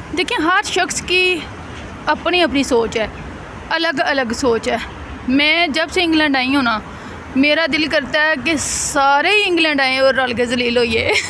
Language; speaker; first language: Urdu; non-native, local second language; Punjabi